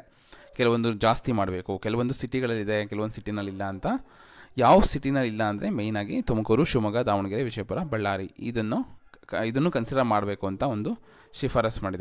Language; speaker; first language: Kannada; native; Kannada